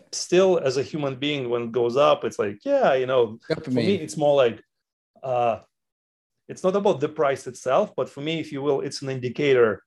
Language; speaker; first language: English; non-native, fluent; Russian